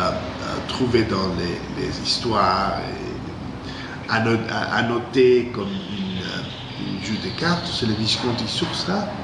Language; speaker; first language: French; non-native, fluent; English